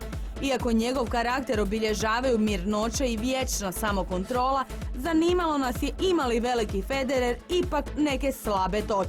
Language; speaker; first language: Croatian; native; Croatian